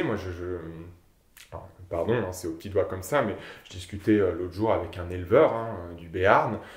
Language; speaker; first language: French; native; French